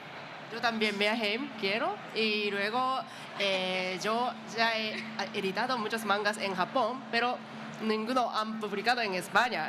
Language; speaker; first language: Spanish; non-native, learner; Japanese